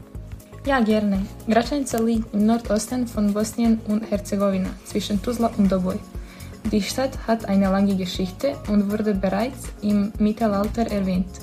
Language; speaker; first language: German; non-native, learner; Bosnian